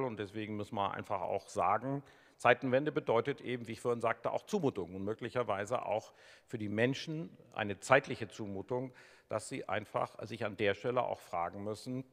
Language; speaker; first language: German; native; German